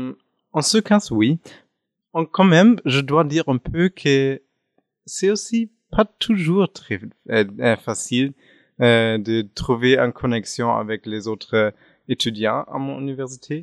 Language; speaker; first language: French; non-native, fluent; German